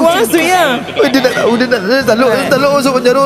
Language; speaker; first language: Indonesian; non-native, local second language; Minangkabau